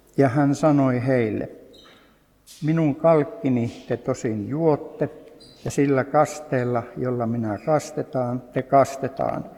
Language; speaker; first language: Finnish; native; Finnish